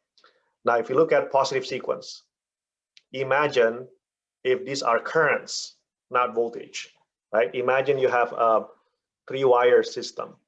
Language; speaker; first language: English; non-native, fluent; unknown